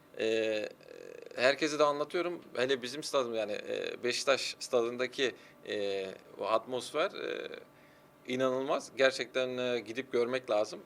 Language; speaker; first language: Turkish; early bilingual, heritage; Turkish